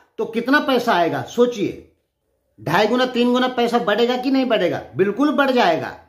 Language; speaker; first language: Hindi; native; Hindi